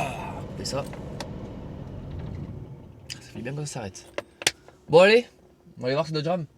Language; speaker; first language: French; native; French